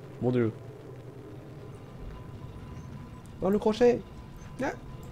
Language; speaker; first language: French; native; French